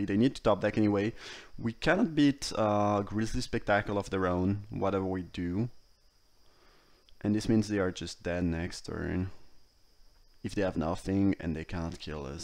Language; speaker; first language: English; non-native, fluent; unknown